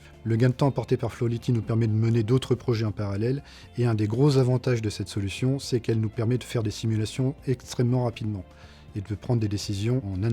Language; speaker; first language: French; native; French